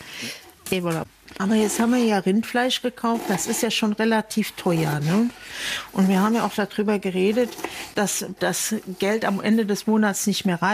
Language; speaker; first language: German; native; German